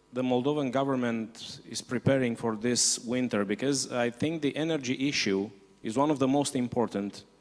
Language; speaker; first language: English; non-native, fluent; Romanian